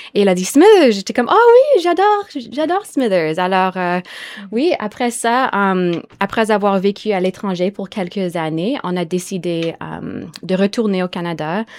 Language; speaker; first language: French; native; French